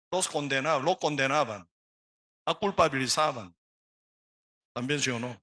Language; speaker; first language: Spanish; non-native, learner; Korean